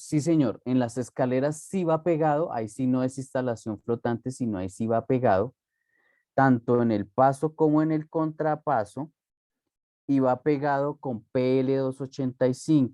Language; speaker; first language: Spanish; native; Spanish